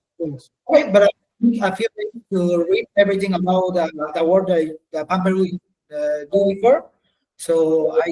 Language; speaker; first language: English; non-native, learner; Spanish